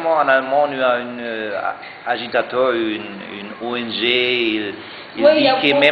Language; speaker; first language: French; non-native, learner; German